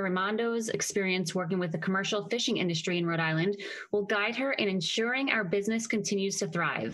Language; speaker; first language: English; native; English